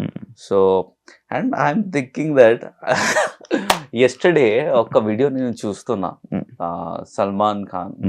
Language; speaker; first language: Telugu; non-native, learner; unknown